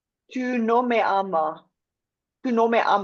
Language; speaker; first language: Spanish; non-native, learner; English